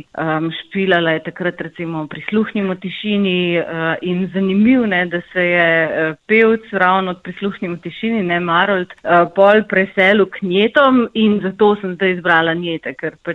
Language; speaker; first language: Slovenian; native; Slovenian